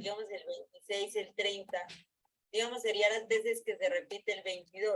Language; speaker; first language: Spanish; native; Spanish